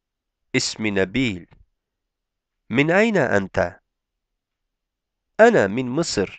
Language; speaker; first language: Arabic; non-native, fluent; Turkish